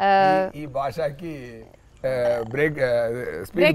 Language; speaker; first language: Telugu; non-native, fluent; Tamil